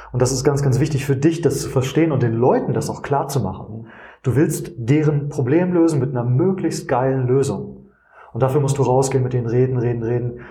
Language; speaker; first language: German; native; German